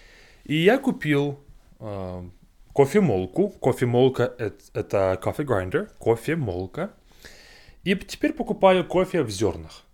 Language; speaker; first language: Russian; non-native, fluent; English